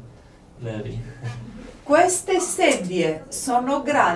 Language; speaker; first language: Italian; non-native, fluent; Polish